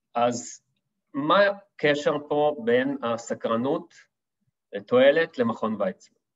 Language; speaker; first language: Hebrew; non-native, fluent; Russian